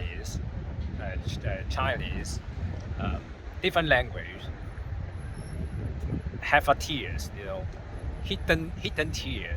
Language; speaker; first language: English; non-native, learner; Cantonese